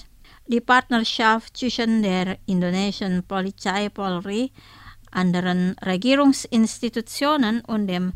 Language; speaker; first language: German; non-native, fluent; Indonesian